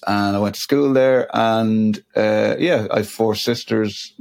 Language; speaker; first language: English; native; English